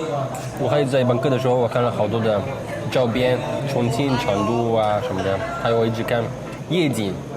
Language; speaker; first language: Chinese; non-native, learner; Arabic